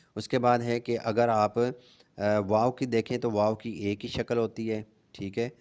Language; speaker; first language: Urdu; non-native, local second language; Punjabi